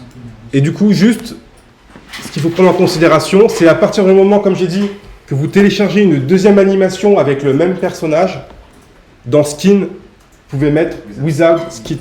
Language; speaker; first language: French; native; French